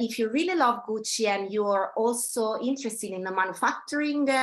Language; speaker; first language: English; non-native, fluent; Italian